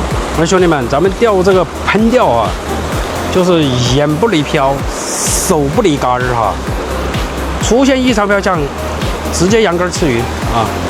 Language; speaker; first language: Chinese; native; Chinese